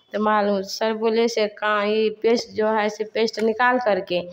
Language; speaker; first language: Hindi; native; Hindi